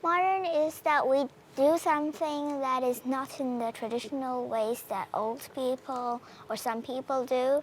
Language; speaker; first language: English; non-native, fluent; Vietnamese